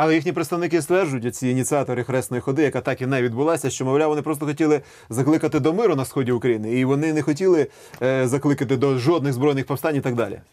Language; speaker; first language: Ukrainian; native; Ukrainian